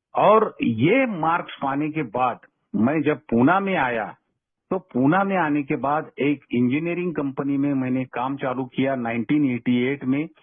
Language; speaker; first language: Hindi; non-native, local second language; Kannada